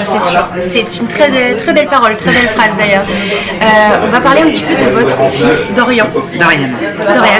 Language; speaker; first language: French; native; French